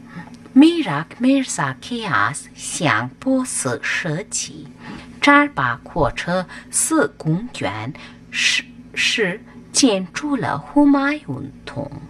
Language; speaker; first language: Chinese; non-native, fluent; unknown